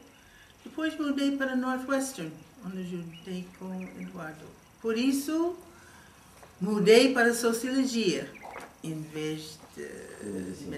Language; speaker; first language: Portuguese; non-native, fluent; English